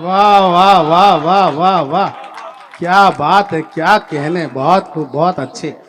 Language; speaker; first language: Hindi; native; Hindi